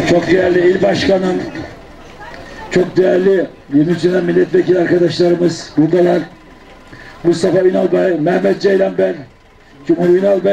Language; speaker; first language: Turkish; native; Turkish